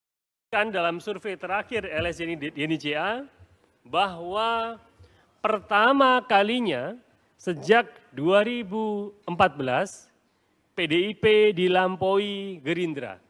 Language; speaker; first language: Indonesian; native; Indonesian